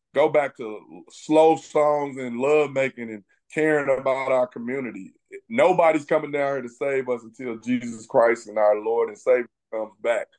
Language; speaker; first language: English; native; English